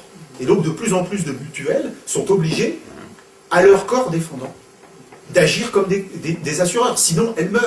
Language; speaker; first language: French; native; French